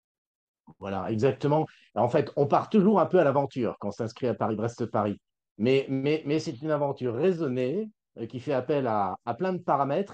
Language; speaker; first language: French; native; French